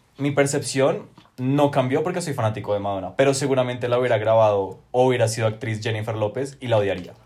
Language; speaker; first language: Spanish; native; Spanish